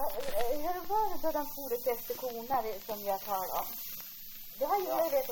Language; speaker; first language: Swedish; native; Swedish